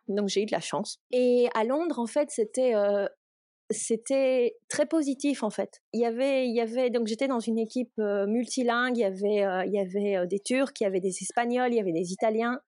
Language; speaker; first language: French; native; French